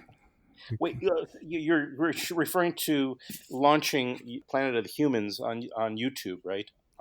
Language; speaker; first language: English; native; English